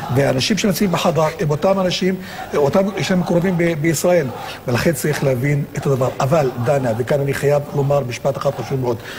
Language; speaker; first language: Hebrew; non-native, local second language; Arabic